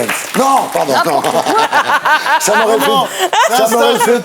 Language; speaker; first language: French; native; French